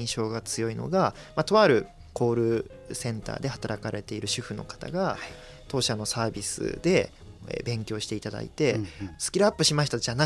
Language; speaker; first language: Japanese; native; Japanese